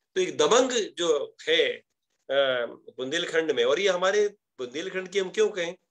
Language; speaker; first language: Hindi; native; Hindi